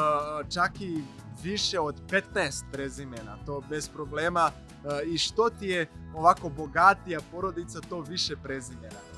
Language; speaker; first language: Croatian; non-native, fluent; Portuguese